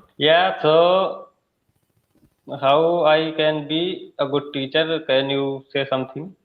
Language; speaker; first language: English; non-native, learner; Hindi